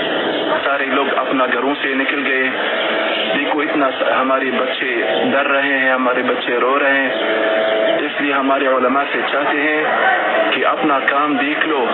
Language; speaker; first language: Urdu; non-native, fluent; Arabic